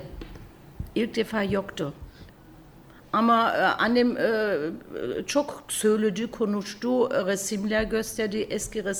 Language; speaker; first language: Turkish; early bilingual, heritage; German